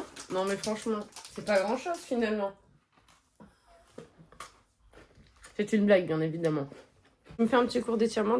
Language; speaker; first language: French; native; French